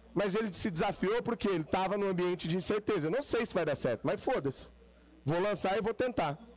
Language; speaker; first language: Portuguese; native; Portuguese